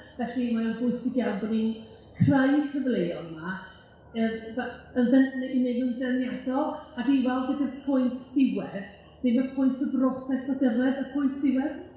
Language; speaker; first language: Welsh; native; Welsh